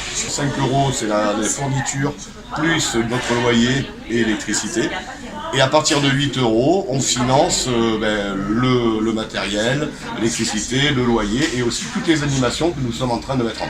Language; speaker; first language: French; native; French